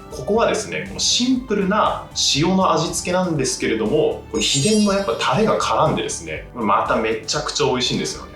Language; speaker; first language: Japanese; native; Japanese